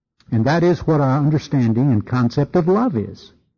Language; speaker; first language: English; native; English